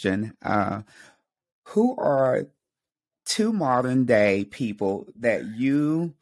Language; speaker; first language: English; native; English